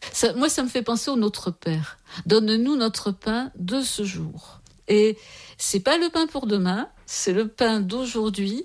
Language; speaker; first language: French; native; French